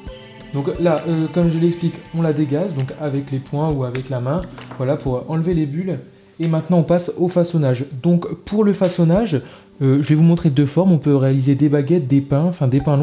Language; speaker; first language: French; native; French